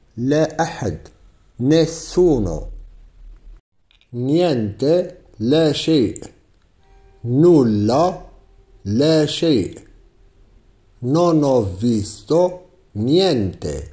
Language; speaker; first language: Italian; non-native, fluent; Arabic